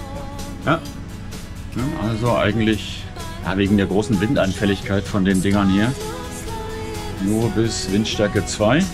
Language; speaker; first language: German; native; German